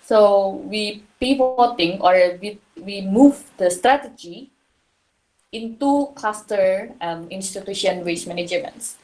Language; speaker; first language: English; non-native, learner; Indonesian